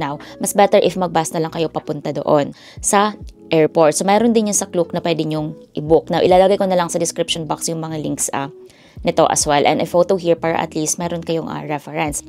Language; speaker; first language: Filipino; native; Filipino